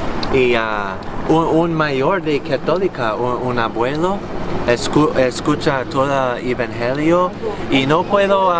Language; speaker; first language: Spanish; non-native, learner; English